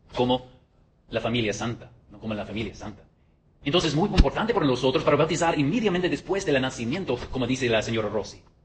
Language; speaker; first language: Spanish; non-native, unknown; English